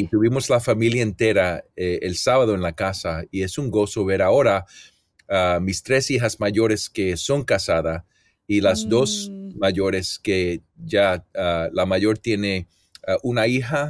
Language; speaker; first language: Spanish; early bilingual, heritage; Spanish